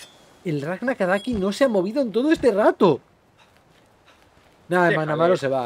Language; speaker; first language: Spanish; native; Spanish